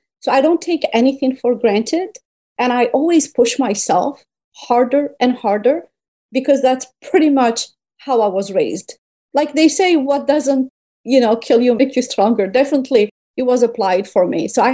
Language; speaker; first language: English; non-native, fluent; Berber languages